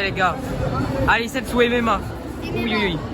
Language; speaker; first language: French; native; French